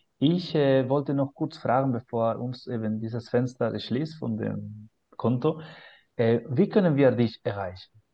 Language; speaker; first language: German; non-native, fluent; Spanish